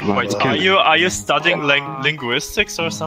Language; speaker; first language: English; non-native, fluent; German